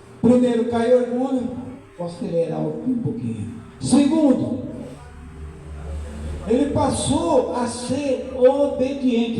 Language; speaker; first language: Portuguese; native; Portuguese